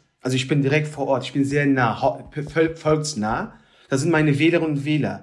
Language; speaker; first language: German; early bilingual, other home language; Turkish